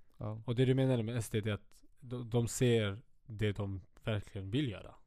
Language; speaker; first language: Swedish; early bilingual, other home language; Kurdish